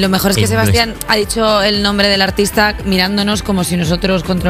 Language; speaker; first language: Spanish; native; Spanish